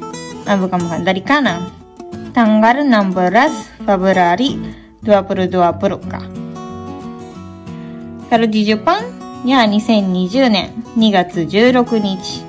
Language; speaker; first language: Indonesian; non-native, fluent; Japanese